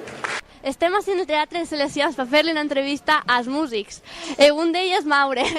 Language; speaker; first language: Catalan; native; Catalan